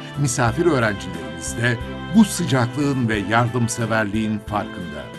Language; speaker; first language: Turkish; native; Turkish